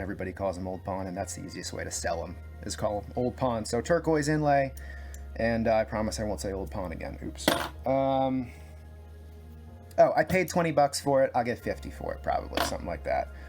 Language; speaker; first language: English; native; English